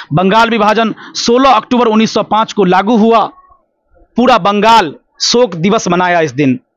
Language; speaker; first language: Hindi; native; Hindi